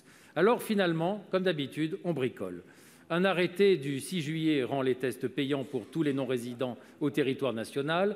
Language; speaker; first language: French; native; French